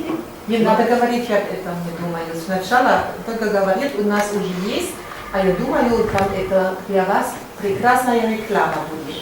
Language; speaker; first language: Russian; non-native, learner; German